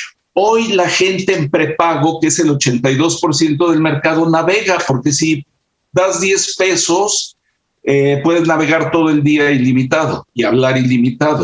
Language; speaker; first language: Spanish; native; Spanish